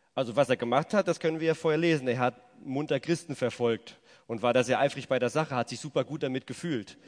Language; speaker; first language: German; native; German